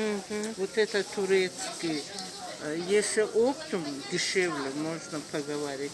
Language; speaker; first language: Russian; non-native, learner; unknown